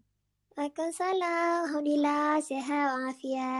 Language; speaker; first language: Malay; native; Malay